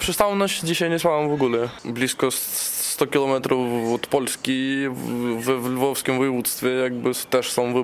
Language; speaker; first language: Polish; non-native, learner; Ukrainian